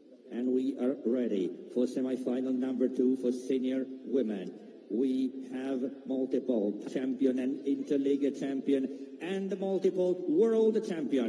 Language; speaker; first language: English; non-native, fluent; Italian